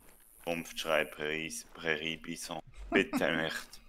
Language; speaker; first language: German; native; German